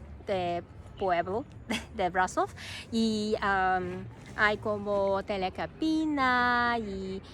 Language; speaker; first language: Spanish; non-native, learner; Cantonese